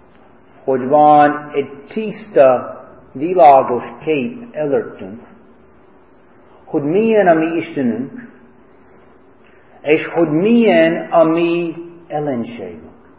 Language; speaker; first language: Hungarian; non-native, fluent; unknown